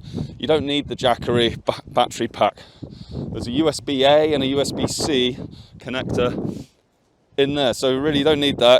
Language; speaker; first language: English; native; English